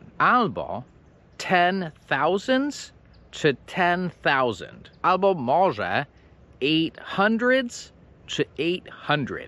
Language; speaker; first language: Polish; non-native, fluent; English